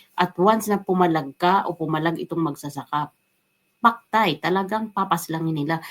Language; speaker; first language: Filipino; non-native, local second language; Waray